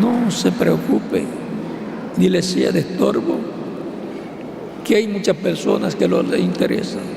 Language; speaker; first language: Spanish; native; Spanish